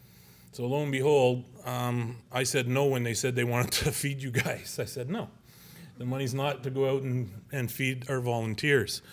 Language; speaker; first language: English; native; English